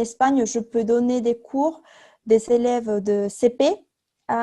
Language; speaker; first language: French; non-native, fluent; Spanish